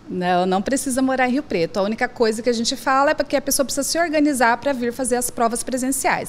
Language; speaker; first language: Portuguese; native; Portuguese